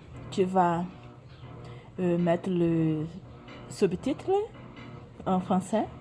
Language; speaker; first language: French; non-native, learner; Portuguese